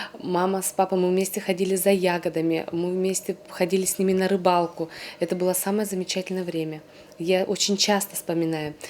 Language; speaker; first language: Russian; non-native, local second language; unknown